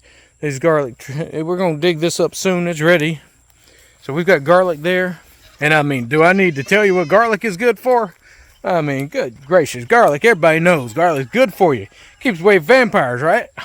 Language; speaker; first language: English; native; English